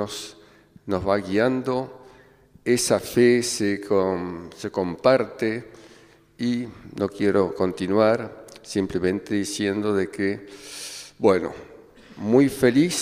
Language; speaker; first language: Spanish; early bilingual, other home language; German